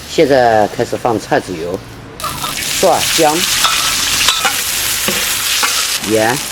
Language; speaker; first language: Chinese; native; Chinese